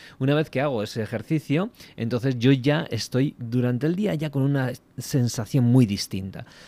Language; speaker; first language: Spanish; native; Spanish